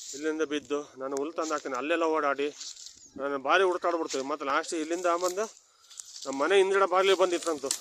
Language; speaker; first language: Kannada; native; Kannada